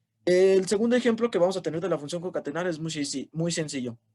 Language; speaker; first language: Spanish; native; Spanish